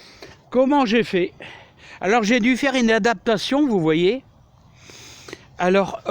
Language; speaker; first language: French; native; French